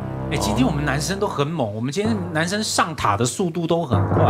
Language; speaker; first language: Chinese; native; Chinese